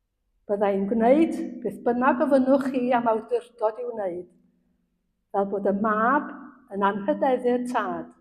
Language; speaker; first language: Welsh; native; Welsh